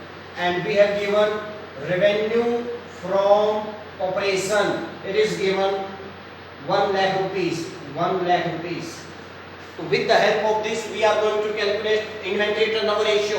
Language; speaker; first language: English; non-native, local second language; Hindi